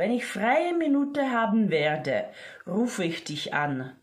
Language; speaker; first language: German; non-native, fluent; Ukrainian